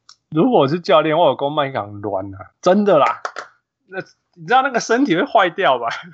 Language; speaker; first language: Chinese; early bilingual, heritage; Chinese